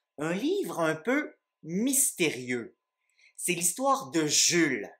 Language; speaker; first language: French; native; French